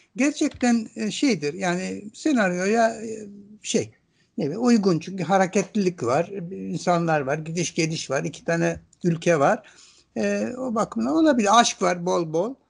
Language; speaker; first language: Turkish; non-native, local second language; Greek